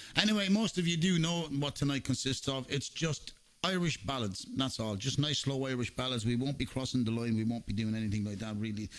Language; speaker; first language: English; native; English